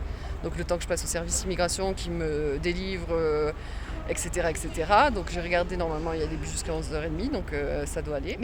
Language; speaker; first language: French; native; French